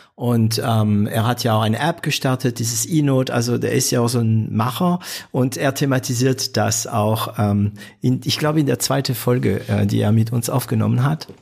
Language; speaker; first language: German; non-native, fluent; French